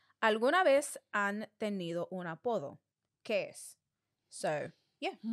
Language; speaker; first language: Spanish; non-native, learner; English